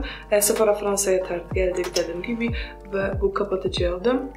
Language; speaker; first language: Turkish; non-native, fluent; Polish